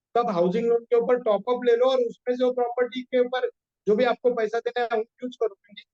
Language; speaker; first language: Hindi; non-native, local second language; Marathi